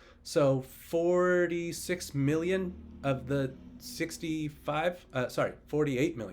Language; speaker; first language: English; native; English